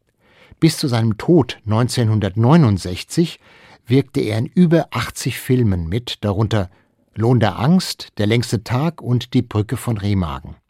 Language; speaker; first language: German; native; German